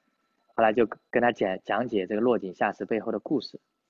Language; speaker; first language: Chinese; native; Chinese